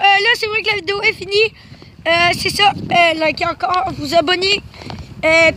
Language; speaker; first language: French; native; French